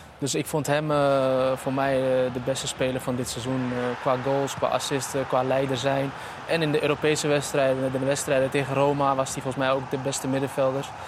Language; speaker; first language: Dutch; early bilingual, other home language; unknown